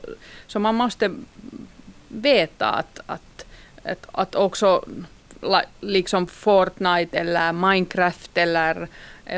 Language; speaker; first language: Swedish; non-native, local second language; Finnish